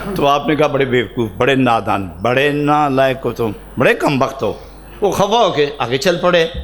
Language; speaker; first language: Urdu; non-native, local second language; Punjabi